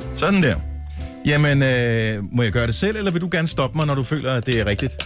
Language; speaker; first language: Danish; native; Danish